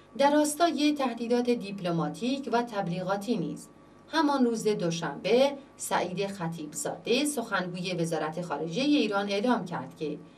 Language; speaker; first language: Persian; non-native, local second language; Central Kurdish